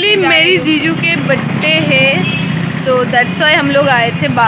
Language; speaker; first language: Hindi; non-native, local second language; Bangla